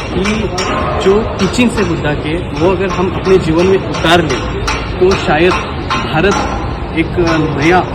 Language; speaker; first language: Hindi; non-native, local second language; Marathi